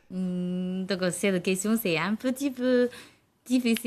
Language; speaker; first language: French; non-native, learner; Chinese